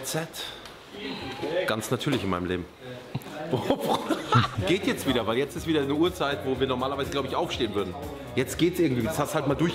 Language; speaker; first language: German; native; German